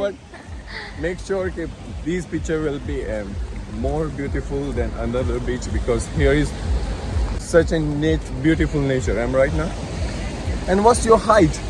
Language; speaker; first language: English; non-native, learner; Hindi